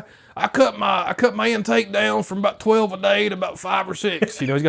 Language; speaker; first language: English; native; English